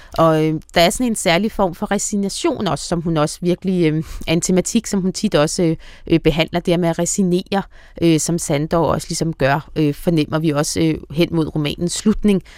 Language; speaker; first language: Danish; native; Danish